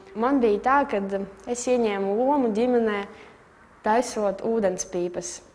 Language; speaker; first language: Latvian; non-native, local second language; Russian